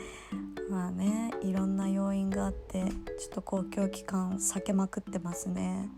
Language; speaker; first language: Japanese; native; Japanese